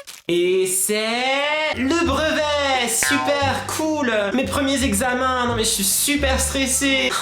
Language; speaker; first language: French; native; French